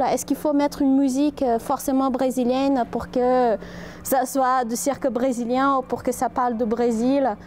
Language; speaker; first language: French; non-native, fluent; Portuguese